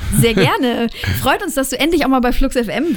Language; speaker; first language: German; native; German